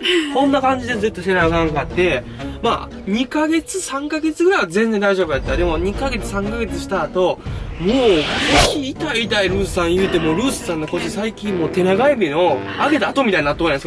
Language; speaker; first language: Japanese; native; Japanese